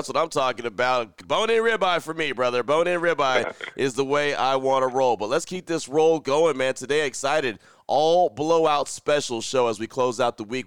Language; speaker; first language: English; native; English